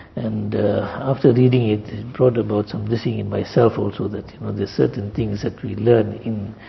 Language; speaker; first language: English; native; English